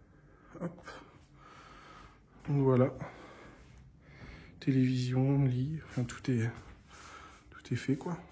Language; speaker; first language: French; native; French